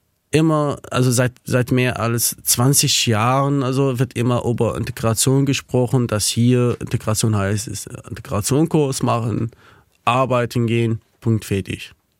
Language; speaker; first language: German; non-native, fluent; Kurdish